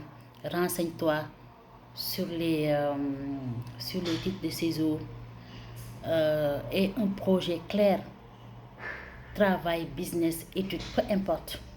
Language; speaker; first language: French; non-native, local second language; Wolof